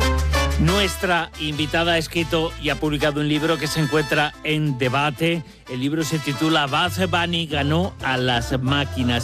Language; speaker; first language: Spanish; native; Spanish